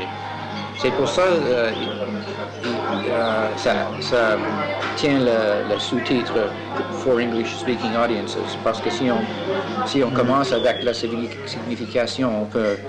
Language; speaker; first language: French; non-native, fluent; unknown